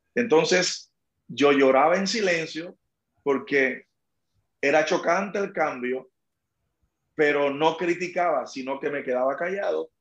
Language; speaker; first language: Spanish; native; Spanish